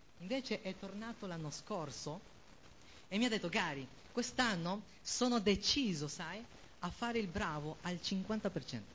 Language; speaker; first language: Italian; non-native, fluent; Spanish